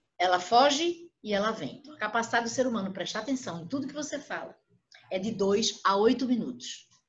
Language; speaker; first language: Portuguese; native; Portuguese